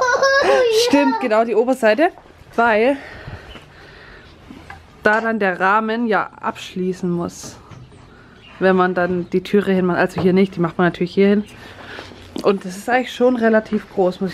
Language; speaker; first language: German; native; German